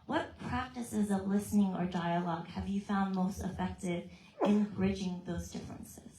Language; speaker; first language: English; early bilingual, other home language; Vietnamese